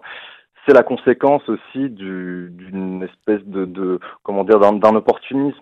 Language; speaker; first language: French; native; French